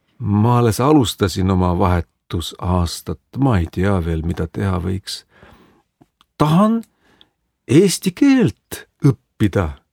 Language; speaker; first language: Estonian; non-native, learner; Spanish